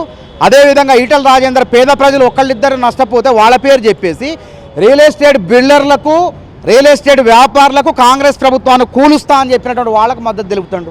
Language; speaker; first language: Telugu; native; Telugu